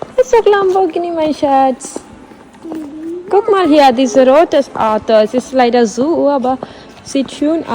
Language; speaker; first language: German; non-native, learner; Telugu